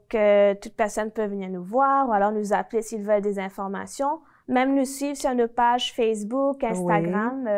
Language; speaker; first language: French; native; French